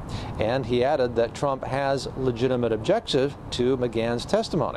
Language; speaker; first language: English; native; English